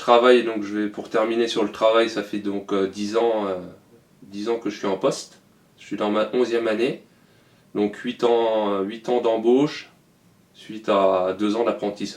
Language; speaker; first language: French; native; French